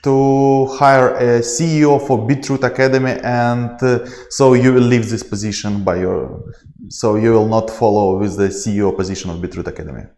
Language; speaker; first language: English; non-native, learner; Ukrainian